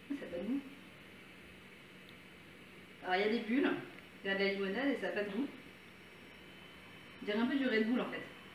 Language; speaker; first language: French; native; French